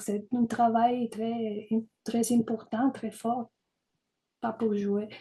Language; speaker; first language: French; non-native, fluent; Italian